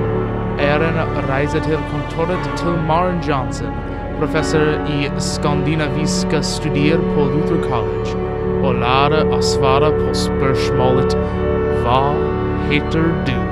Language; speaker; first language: Norwegian; non-native, learner; English